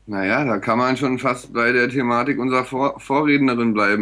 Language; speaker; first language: German; native; German